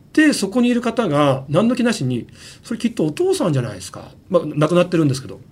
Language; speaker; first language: Japanese; native; Japanese